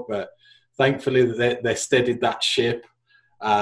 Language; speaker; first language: English; native; English